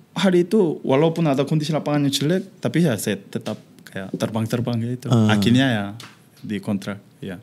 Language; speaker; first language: Indonesian; non-native, fluent; Korean